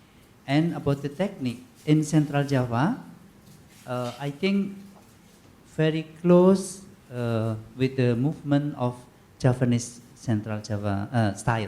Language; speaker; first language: English; non-native, learner; Indonesian